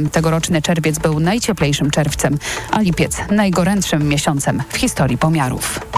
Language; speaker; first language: Polish; native; Polish